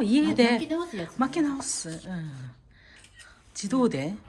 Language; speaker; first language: Japanese; non-native, learner; Korean